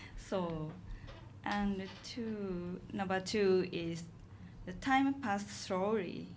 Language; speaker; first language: English; non-native, learner; Japanese